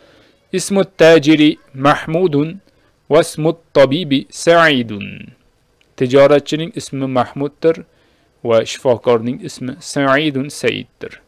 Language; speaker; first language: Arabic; non-native, fluent; Uzbek